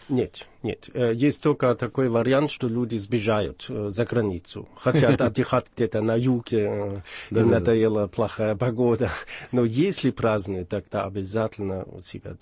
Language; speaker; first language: Russian; non-native, fluent; German